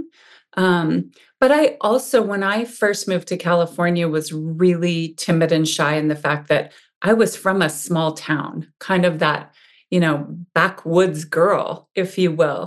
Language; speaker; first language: English; native; English